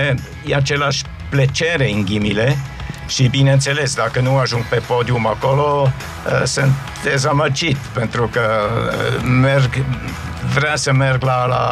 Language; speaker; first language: Romanian; non-native, fluent; German